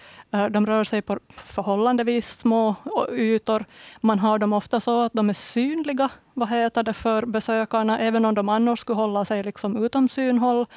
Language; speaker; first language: Swedish; native; Swedish